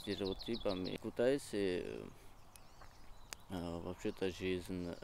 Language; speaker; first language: Russian; non-native, learner; Georgian